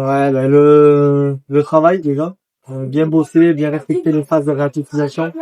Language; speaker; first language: French; native; French